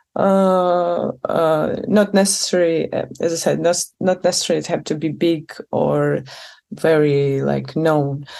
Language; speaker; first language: English; non-native, fluent; Russian